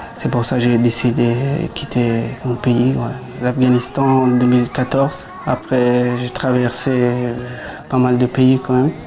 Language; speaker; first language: French; non-native, learner; Persian